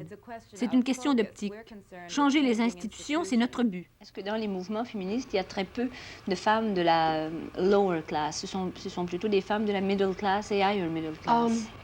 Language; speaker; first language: French; native; French